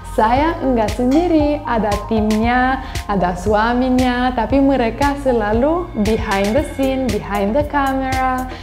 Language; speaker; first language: Indonesian; non-native, learner; Romanian